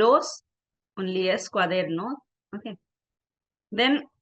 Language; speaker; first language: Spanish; non-native, fluent; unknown